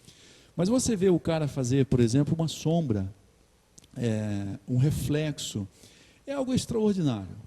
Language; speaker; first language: Portuguese; native; Portuguese